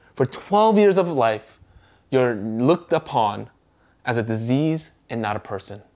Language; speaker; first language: English; early bilingual, other home language; Korean